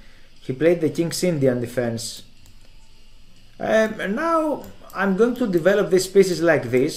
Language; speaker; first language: English; non-native, fluent; Greek